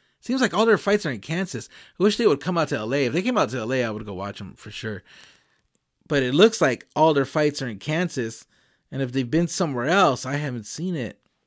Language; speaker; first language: English; early bilingual, other home language; Spanish